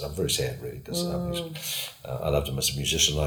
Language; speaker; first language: English; native; English